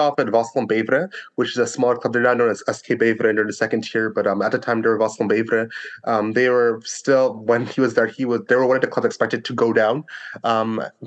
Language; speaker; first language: English; native; English